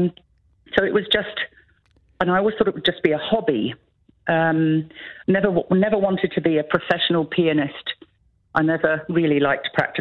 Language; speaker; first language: English; native; English